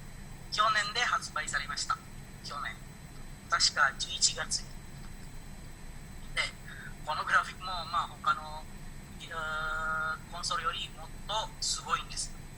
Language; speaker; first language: Japanese; non-native, learner; Indonesian